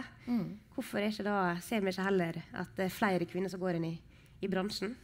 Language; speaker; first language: Norwegian; native; Norwegian